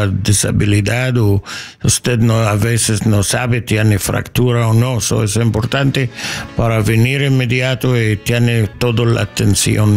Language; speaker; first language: Spanish; non-native, learner; English